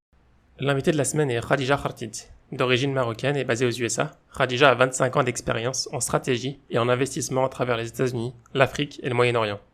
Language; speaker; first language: French; native; French